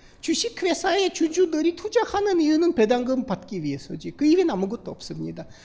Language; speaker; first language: Korean; non-native, fluent; Russian